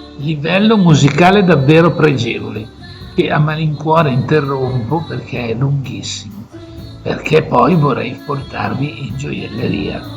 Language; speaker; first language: Italian; native; Italian